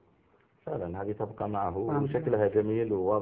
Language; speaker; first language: Arabic; native; Arabic